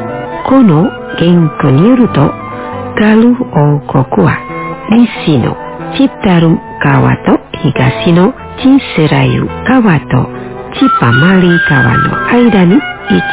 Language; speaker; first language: Japanese; non-native, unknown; Indonesian